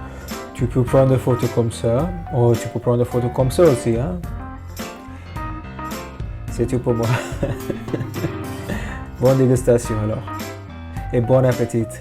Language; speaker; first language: French; non-native, fluent; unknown